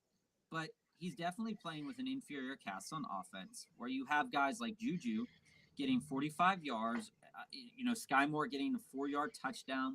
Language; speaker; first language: English; native; English